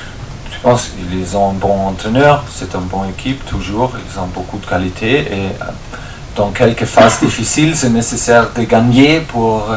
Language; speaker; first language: French; non-native, fluent; German